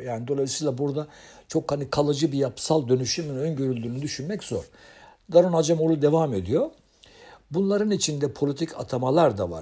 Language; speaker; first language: Turkish; native; Turkish